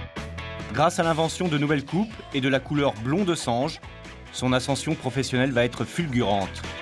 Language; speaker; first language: French; native; French